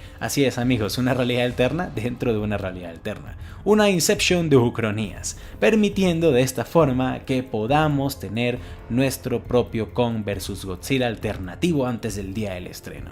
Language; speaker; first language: Spanish; native; Spanish